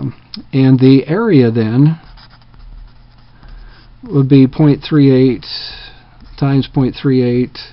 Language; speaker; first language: English; native; English